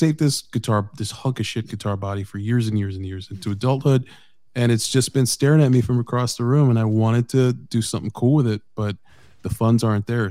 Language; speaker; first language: English; native; English